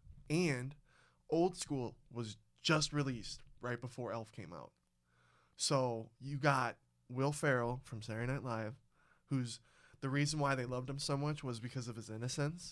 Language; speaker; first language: English; native; English